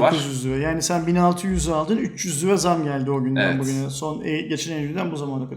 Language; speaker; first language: Turkish; native; Turkish